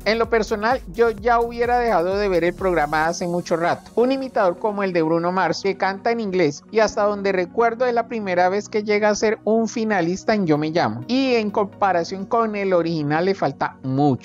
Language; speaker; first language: Spanish; native; Spanish